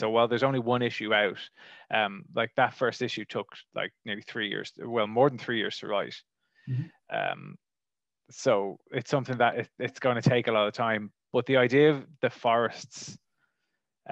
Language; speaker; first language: English; native; English